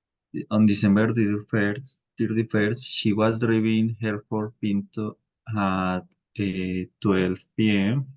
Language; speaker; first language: English; non-native, learner; Spanish